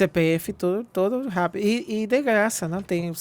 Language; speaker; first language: Portuguese; non-native, fluent; Spanish